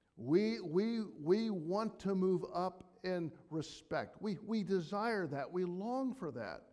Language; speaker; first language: English; native; English